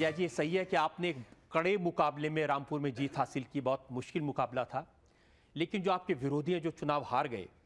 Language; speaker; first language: Hindi; native; Hindi